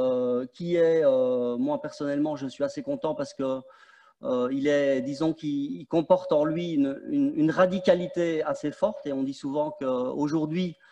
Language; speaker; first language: French; native; French